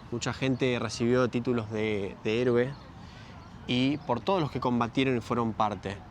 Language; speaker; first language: Spanish; native; Spanish